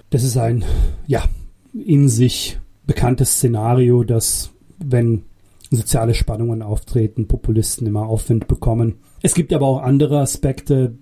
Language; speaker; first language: German; early bilingual, other home language; Bosnian